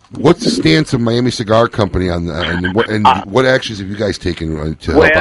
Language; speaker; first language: English; non-native, fluent; Spanish